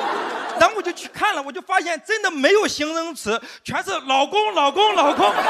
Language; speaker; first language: Chinese; native; Chinese